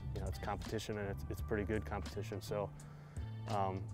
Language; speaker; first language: English; native; English